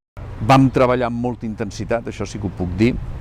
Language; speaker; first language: Catalan; native; Catalan